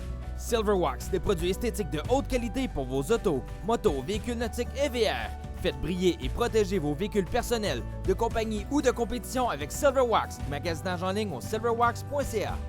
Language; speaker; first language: French; native; French